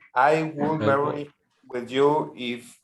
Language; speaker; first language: English; non-native, learner; Spanish